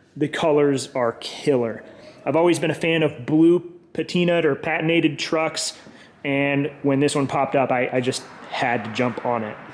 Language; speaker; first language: English; native; English